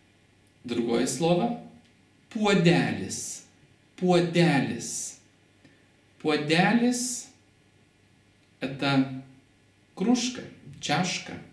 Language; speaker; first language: Russian; non-native, fluent; Lithuanian